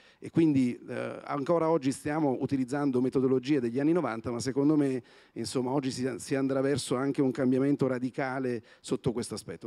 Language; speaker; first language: Italian; native; Italian